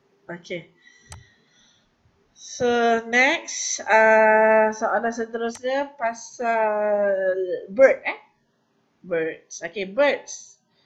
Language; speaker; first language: English; non-native, local second language; Malay